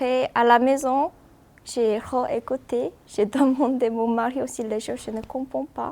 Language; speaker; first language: French; non-native, learner; Korean